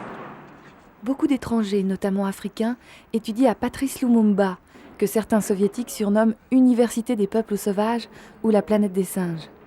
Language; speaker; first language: French; native; French